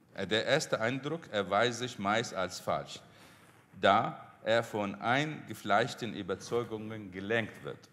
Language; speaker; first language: German; non-native, fluent; Arabic